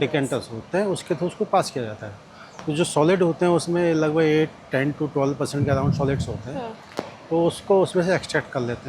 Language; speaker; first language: Hindi; native; Hindi